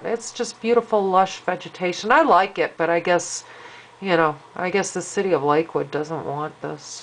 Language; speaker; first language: English; native; English